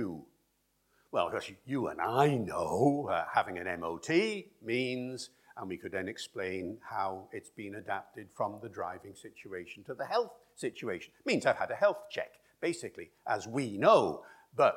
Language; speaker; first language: English; native; English